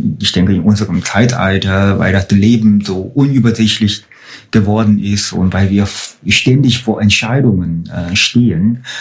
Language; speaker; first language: German; non-native, fluent; Chinese